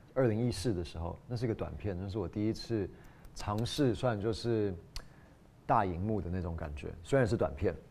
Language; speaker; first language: Chinese; non-native, fluent; English